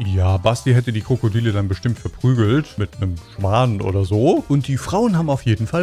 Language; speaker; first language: German; native; German